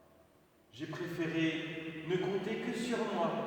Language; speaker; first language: French; native; French